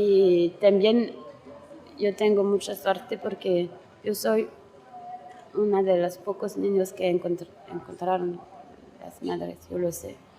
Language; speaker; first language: Spanish; non-native, learner; French